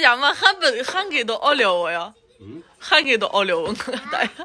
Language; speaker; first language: Korean; non-native, fluent; Chinese